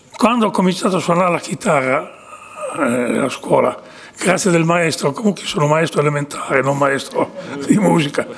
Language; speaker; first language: Italian; native; Italian